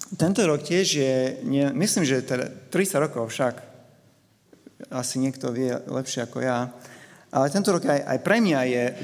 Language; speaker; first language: Slovak; non-native, fluent; English